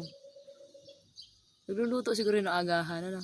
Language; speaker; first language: Filipino; non-native, local second language; Cebuano